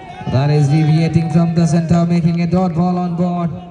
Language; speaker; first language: English; non-native, local second language; Malayalam